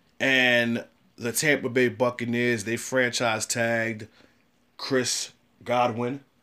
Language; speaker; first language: English; native; English